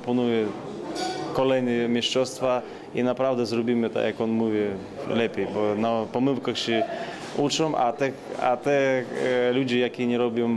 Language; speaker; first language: Polish; non-native, learner; Ukrainian